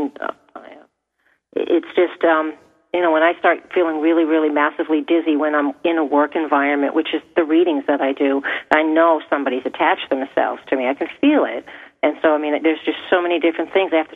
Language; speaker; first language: English; native; English